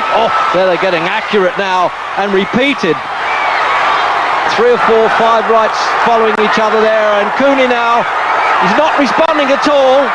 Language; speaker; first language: English; native; English